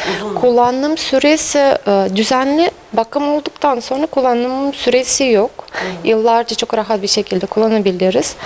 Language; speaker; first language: Turkish; non-native, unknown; Russian